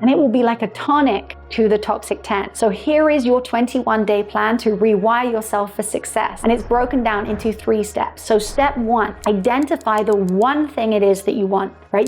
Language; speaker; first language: English; native; English